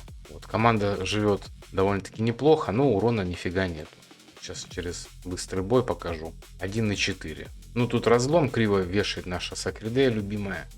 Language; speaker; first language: Russian; native; Russian